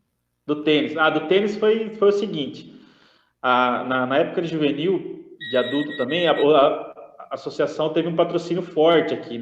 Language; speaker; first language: Portuguese; native; Portuguese